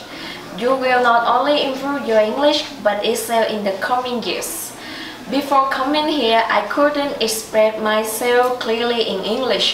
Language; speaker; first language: English; non-native, learner; Vietnamese